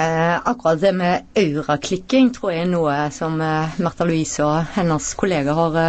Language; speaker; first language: Norwegian; native; Norwegian